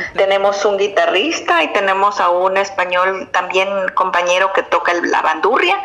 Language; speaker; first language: Spanish; native; Spanish